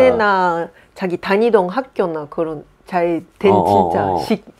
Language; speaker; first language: Korean; non-native, fluent; Japanese